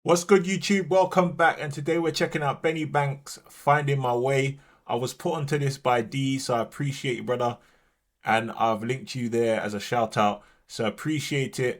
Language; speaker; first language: English; native; English